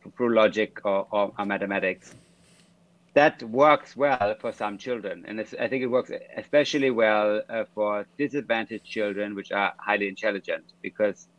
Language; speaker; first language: English; non-native, fluent; German